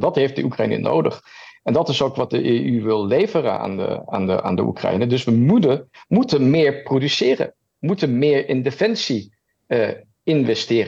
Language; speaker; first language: Dutch; early bilingual, heritage; German